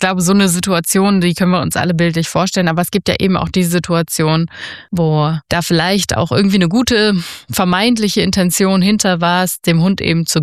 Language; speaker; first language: German; native; German